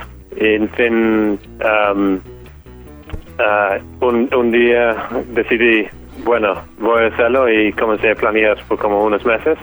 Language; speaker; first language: Spanish; non-native, fluent; English